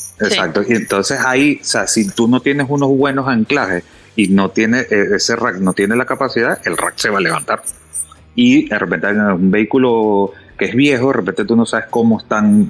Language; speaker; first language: Spanish; native; Spanish